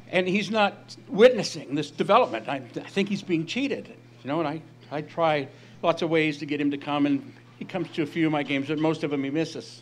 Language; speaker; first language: English; native; English